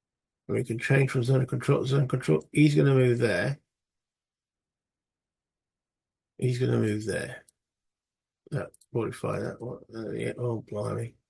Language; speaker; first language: English; native; English